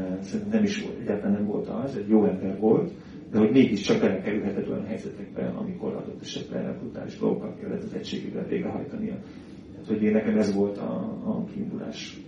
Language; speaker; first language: Hungarian; native; Hungarian